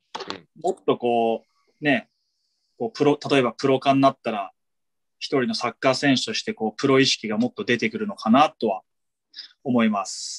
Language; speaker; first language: Japanese; native; Japanese